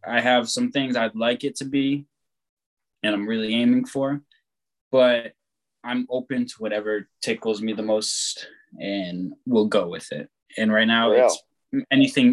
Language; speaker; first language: English; native; English